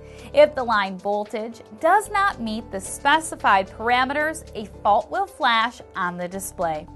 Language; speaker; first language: English; native; English